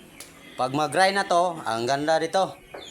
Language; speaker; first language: Filipino; non-native, local second language; Cebuano